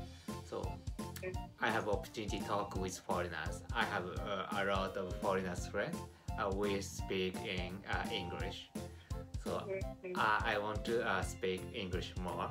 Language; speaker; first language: English; non-native, learner; Japanese